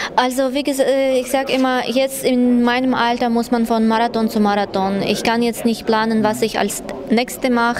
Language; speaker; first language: German; non-native, fluent; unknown